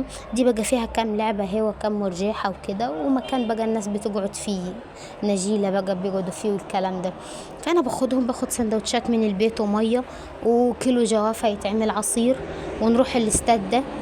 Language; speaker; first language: Arabic; native; Arabic